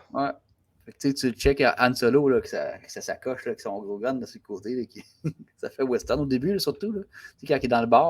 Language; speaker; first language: French; native; French